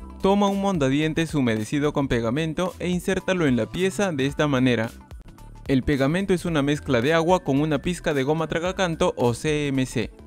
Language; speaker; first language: Spanish; native; Spanish